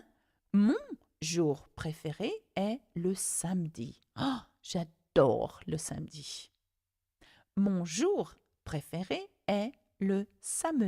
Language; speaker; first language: French; non-native, fluent; English